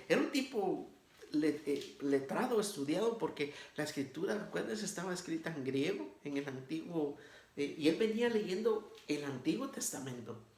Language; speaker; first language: Spanish; native; Spanish